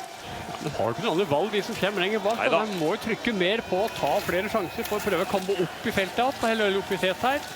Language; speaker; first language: Norwegian; native; Norwegian